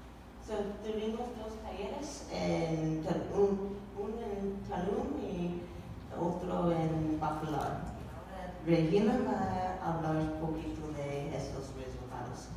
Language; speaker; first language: Spanish; non-native, learner; English